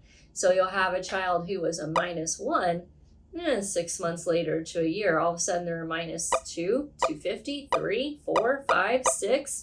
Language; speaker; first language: English; native; English